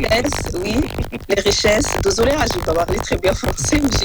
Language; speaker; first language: French; non-native, learner; Arabic